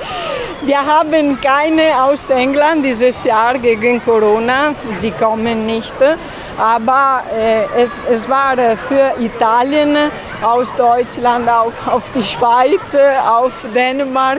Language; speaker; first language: German; non-native, learner; Italian